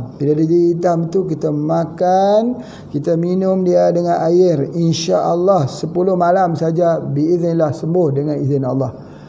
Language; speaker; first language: Malay; native; Malay